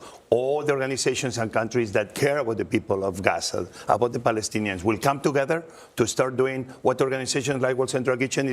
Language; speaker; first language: English; non-native, fluent; Spanish